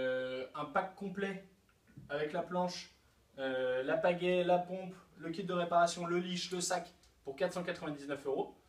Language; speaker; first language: French; native; French